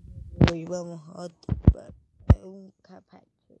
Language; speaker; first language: Spanish; native; Spanish